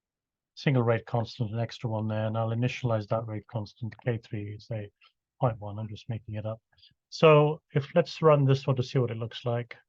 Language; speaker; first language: English; native; English